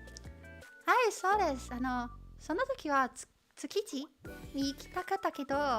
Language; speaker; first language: Japanese; non-native, learner; Chinese